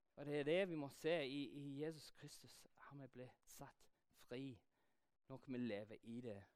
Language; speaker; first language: Norwegian; non-native, fluent; English